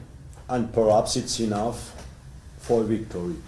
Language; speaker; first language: English; non-native, learner; French